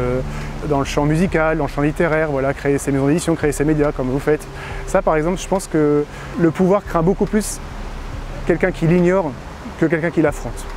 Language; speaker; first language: French; native; French